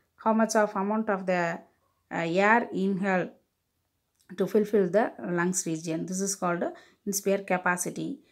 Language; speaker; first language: English; non-native, local second language; Tamil